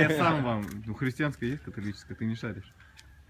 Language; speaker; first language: Russian; native; Russian